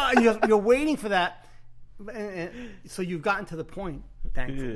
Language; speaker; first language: English; native; English